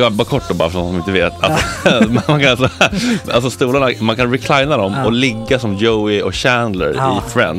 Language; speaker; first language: Swedish; native; Swedish